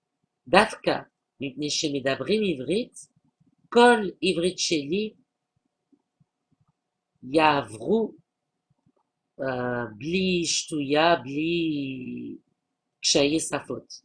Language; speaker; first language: Hebrew; non-native, learner; French